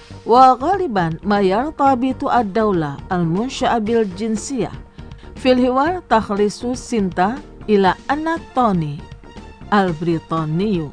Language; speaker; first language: Arabic; non-native, fluent; Indonesian